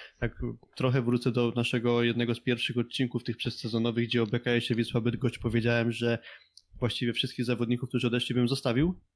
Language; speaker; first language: Polish; native; Polish